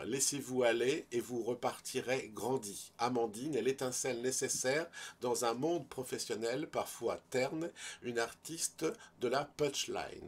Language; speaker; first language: French; native; French